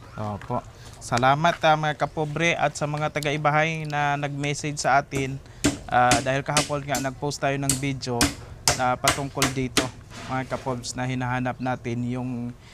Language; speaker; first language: Filipino; native; Filipino